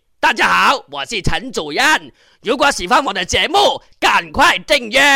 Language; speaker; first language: Chinese; non-native, local second language; Cantonese